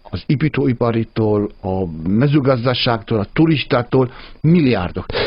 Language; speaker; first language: Hungarian; non-native, fluent; Arabic